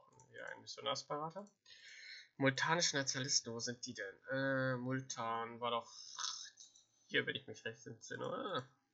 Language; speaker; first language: German; native; German